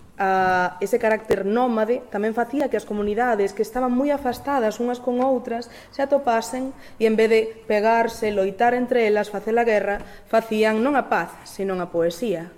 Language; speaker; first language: Galician; non-native, local second language; Spanish